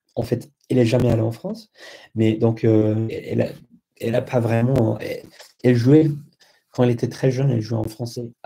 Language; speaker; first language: French; non-native, fluent; English